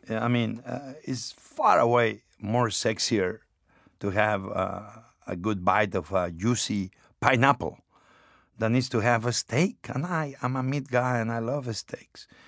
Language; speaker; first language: English; non-native, fluent; Spanish